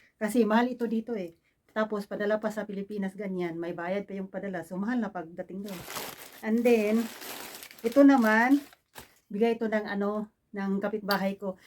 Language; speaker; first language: Filipino; non-native, local second language; Cebuano